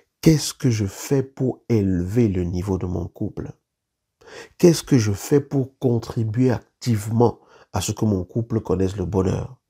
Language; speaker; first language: French; native; French